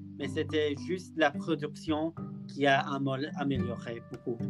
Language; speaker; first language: French; non-native, learner; English